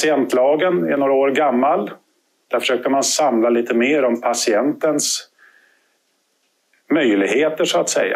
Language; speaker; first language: Swedish; native; Swedish